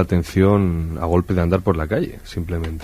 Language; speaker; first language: Spanish; native; Spanish